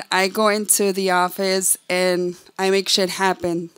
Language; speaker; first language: English; early bilingual, other home language; Spanish